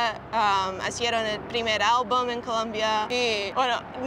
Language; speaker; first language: Spanish; early bilingual, heritage; Spanish